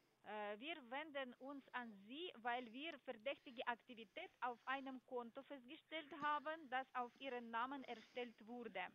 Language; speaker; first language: German; non-native, learner; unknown